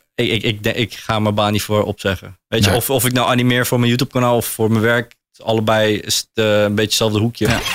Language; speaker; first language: Dutch; early bilingual, other home language; Turkish